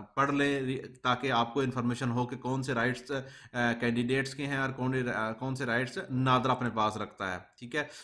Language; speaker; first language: Urdu; native; Urdu